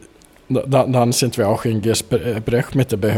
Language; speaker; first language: German; non-native, fluent; Swedish